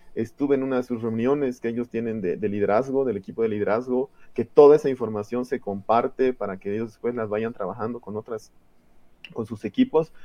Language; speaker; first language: Spanish; native; Spanish